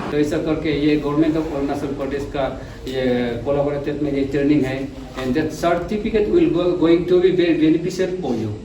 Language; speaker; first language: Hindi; non-native, local second language; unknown